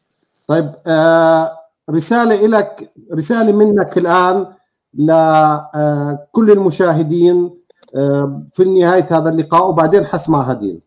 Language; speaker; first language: Arabic; native; Arabic